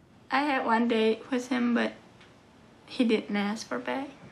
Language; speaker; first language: English; early bilingual, other home language; Pennsylvania German